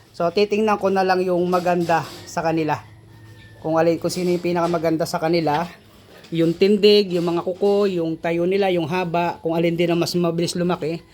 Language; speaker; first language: Filipino; non-native, local second language; Cebuano